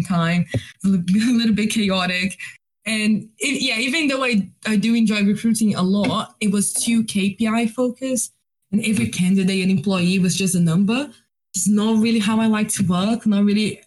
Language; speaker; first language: English; non-native, fluent; Portuguese